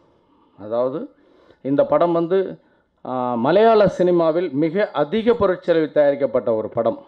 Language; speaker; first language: Tamil; native; Tamil